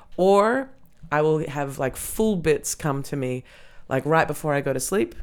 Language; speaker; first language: English; native; English